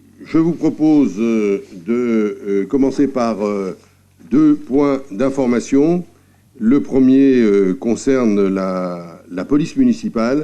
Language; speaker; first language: French; native; French